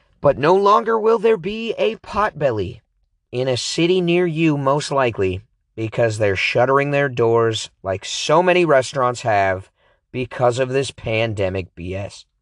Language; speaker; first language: English; native; English